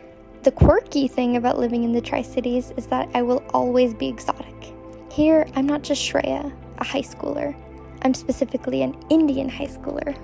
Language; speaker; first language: English; native; English